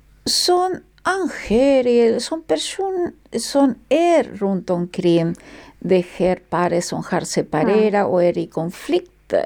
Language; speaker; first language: Swedish; non-native, fluent; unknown